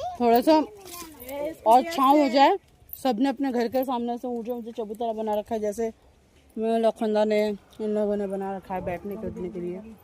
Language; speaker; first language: Hindi; non-native, local second language; Bangla